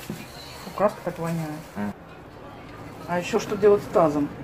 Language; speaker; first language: Russian; native; Russian